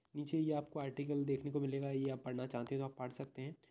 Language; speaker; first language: Hindi; native; Hindi